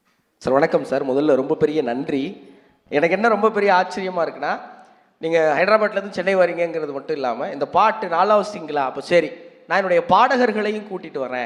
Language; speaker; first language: Tamil; native; Tamil